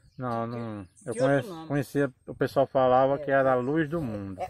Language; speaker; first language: Portuguese; native; Portuguese